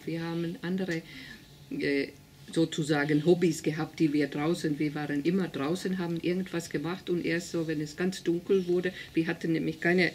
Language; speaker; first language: German; non-native, fluent; Finnish